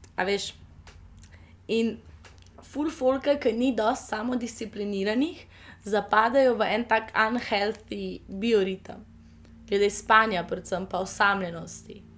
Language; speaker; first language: Slovenian; native; Slovenian